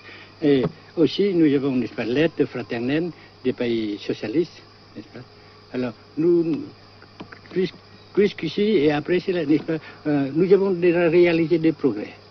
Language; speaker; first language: French; non-native, fluent; Vietnamese